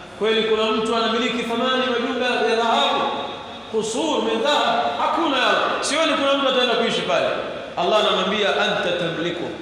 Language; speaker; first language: Swahili; native; Swahili